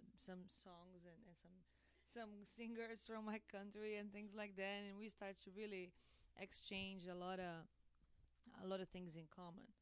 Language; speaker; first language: English; non-native, learner; Portuguese